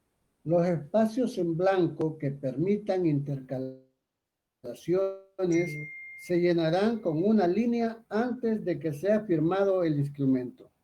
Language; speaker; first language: Spanish; native; Spanish